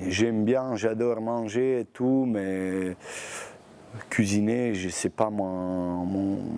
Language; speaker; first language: French; non-native, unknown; Bosnian